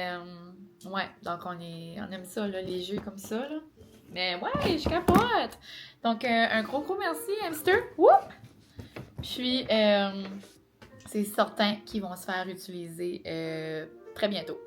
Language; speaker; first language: French; native; French